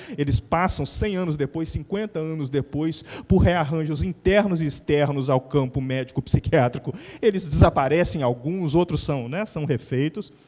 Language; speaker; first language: Portuguese; native; Portuguese